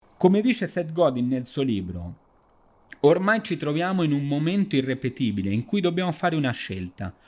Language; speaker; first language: Italian; non-native, fluent; Spanish